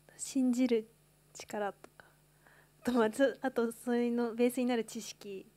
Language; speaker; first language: Japanese; native; Japanese